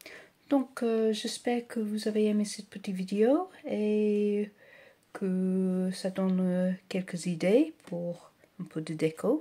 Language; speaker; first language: French; non-native, learner; English